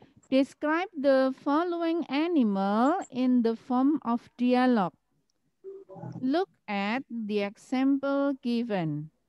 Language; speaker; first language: English; non-native, fluent; Indonesian